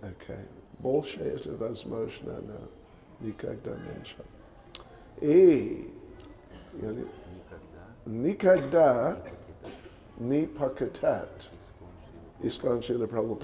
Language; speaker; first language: Russian; non-native, learner; English